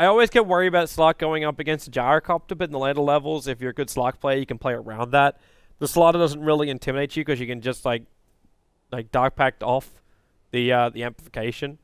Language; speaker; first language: English; native; English